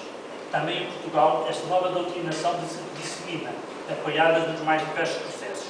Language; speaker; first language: Portuguese; native; Portuguese